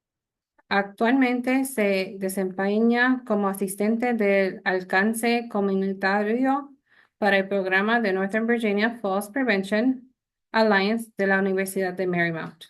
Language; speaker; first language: Spanish; early bilingual, heritage; Spanish